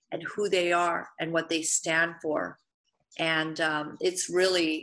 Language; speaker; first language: English; native; English